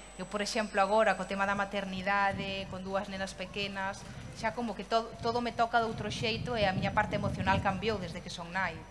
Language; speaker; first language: Galician; native; Galician